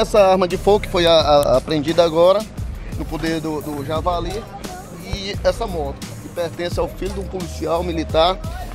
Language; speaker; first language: Portuguese; native; Portuguese